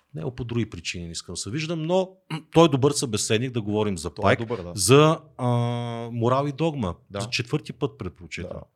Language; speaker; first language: Bulgarian; native; Bulgarian